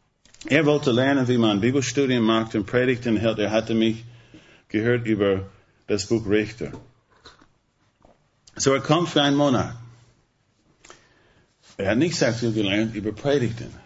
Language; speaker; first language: German; non-native, fluent; English